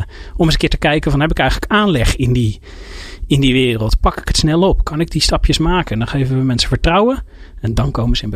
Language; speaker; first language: Dutch; native; Dutch